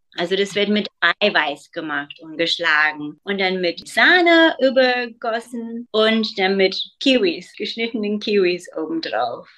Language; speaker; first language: German; non-native, fluent; English